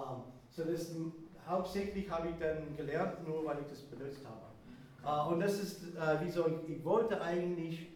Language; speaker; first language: German; non-native, fluent; English